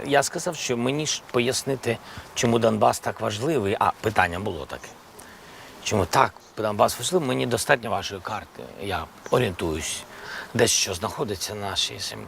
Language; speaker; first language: Ukrainian; non-native, local second language; Russian